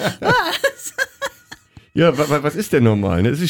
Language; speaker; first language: German; native; German